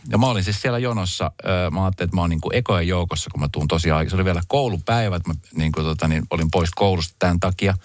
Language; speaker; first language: Finnish; early bilingual, other home language; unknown